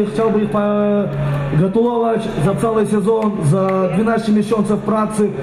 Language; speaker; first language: Polish; non-native, learner; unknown